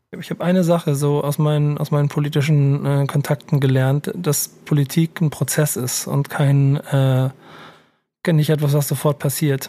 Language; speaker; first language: German; native; German